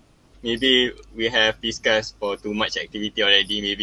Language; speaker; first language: English; non-native, local second language; Malay